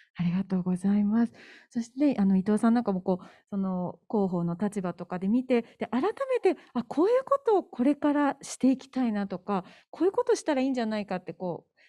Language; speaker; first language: Japanese; native; Japanese